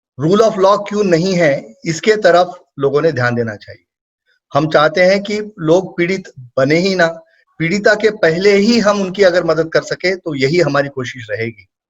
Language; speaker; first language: Hindi; non-native, local second language; Marathi